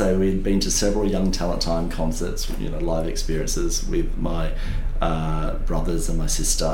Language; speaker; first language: English; native; English